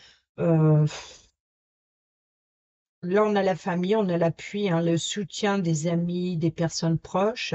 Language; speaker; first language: French; native; French